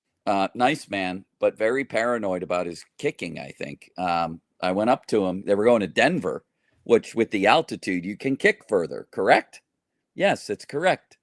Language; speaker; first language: English; native; English